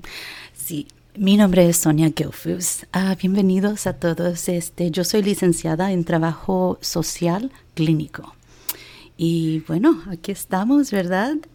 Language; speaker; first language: Spanish; early bilingual, heritage; Spanish